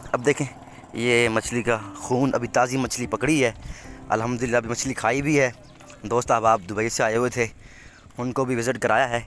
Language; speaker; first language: Urdu; non-native, local second language; Saraiki